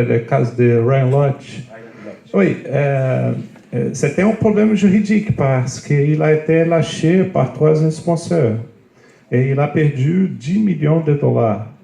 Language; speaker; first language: French; non-native, fluent; Portuguese